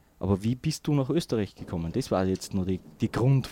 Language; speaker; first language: German; native; German